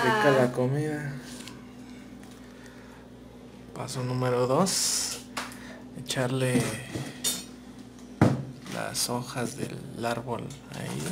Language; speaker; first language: Spanish; native; Spanish